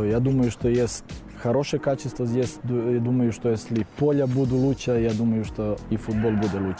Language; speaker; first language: Russian; non-native, learner; Serbian